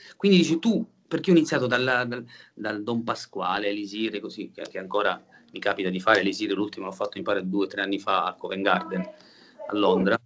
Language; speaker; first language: Italian; native; Italian